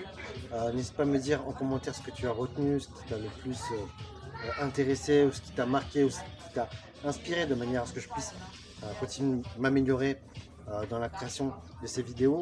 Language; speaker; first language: French; native; French